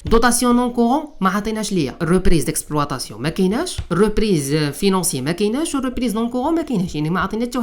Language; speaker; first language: Arabic; native; Arabic